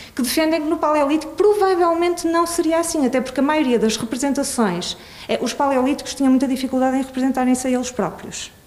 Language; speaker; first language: Portuguese; early bilingual, other home language; Swedish